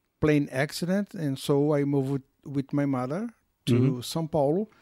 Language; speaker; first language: English; non-native, learner; Portuguese